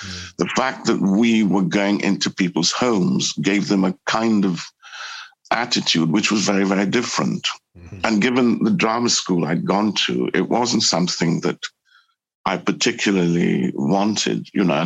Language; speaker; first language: English; native; English